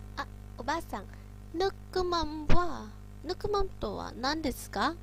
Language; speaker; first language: Japanese; non-native, learner; Vietnamese